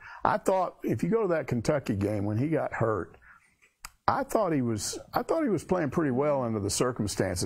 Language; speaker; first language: English; native; English